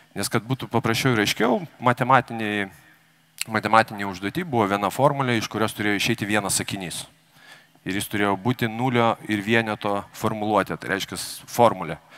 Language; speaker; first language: Lithuanian; native; Lithuanian